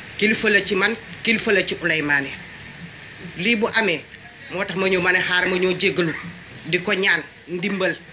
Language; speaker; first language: Wolof; non-native, local second language; Jola-Fonyi